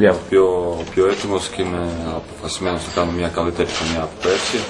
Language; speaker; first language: Greek; non-native, fluent; Croatian